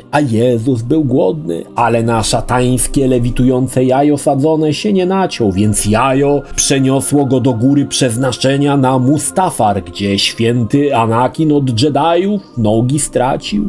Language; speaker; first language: Polish; native; Polish